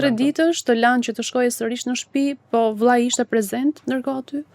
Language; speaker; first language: Albanian; native; Albanian